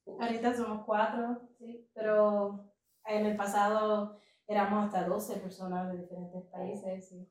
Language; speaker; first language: Spanish; native; Spanish